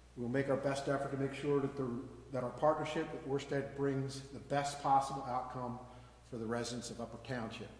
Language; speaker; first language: English; native; English